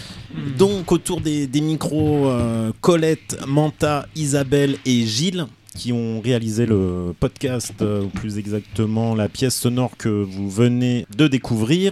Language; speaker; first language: French; native; French